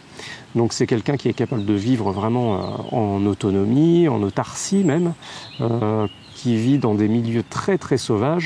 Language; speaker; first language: French; native; French